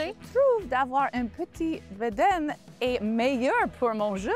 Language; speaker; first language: French; non-native, learner; English